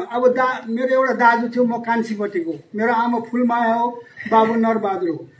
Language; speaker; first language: Nepali; native; Nepali